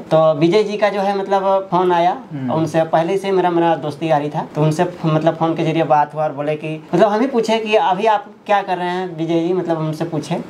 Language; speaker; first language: Hindi; native; Hindi